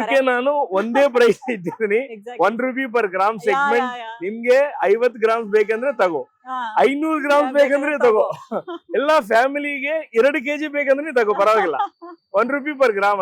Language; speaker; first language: Kannada; non-native, learner; Telugu